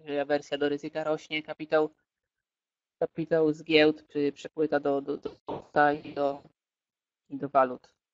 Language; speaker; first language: Polish; native; Polish